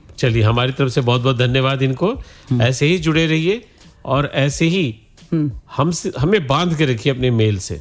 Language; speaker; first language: Hindi; native; Hindi